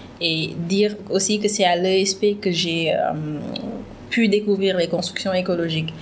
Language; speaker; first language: French; non-native, local second language; Wolof